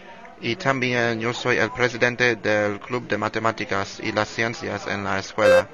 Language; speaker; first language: Spanish; non-native, learner; English